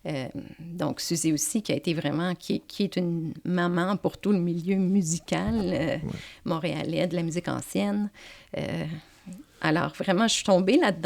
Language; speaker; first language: French; native; French